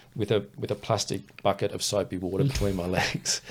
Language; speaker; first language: English; native; English